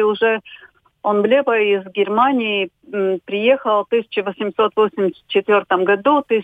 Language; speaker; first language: Russian; non-native, local second language; Latvian